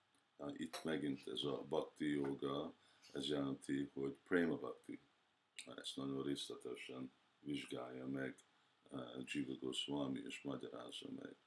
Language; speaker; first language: Hungarian; early bilingual, heritage; Hungarian